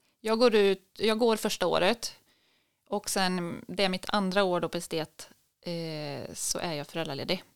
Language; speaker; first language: Swedish; native; Swedish